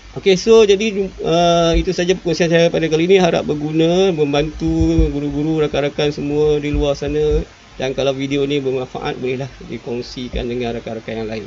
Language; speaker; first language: Malay; native; Malay